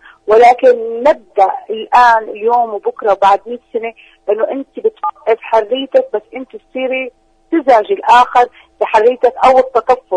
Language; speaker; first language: Arabic; native; Arabic